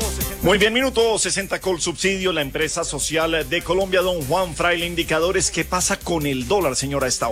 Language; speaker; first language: Spanish; native; Spanish